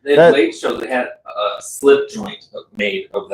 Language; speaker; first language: English; native; English